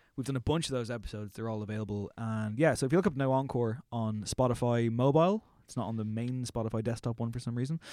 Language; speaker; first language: English; native; English